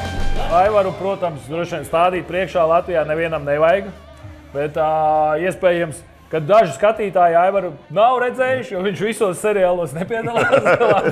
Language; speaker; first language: Latvian; native; Latvian